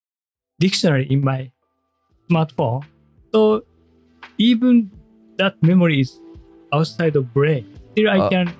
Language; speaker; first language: English; non-native, learner; Japanese